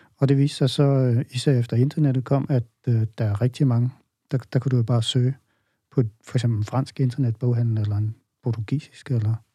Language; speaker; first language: Danish; native; Danish